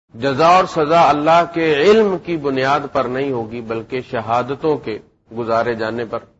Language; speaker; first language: Urdu; non-native, local second language; Punjabi